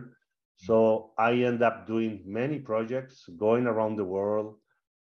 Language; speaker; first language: English; non-native, fluent; Spanish